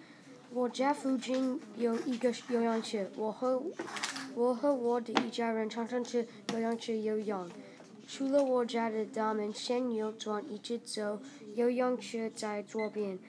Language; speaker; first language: Chinese; non-native, learner; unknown